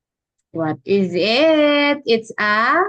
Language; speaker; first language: English; non-native, local second language; Filipino